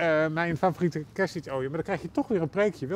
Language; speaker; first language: Dutch; native; Dutch